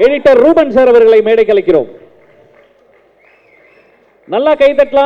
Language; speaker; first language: Tamil; native; Tamil